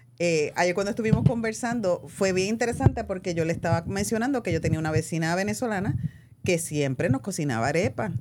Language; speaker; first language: Spanish; native; Spanish